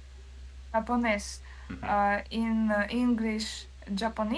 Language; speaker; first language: English; non-native, learner; Russian